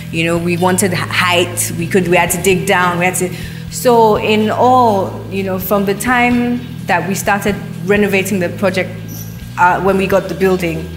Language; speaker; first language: English; non-native, local second language; Yoruba